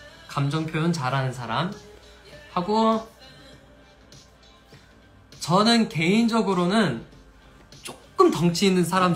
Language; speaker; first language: Korean; non-native, fluent; English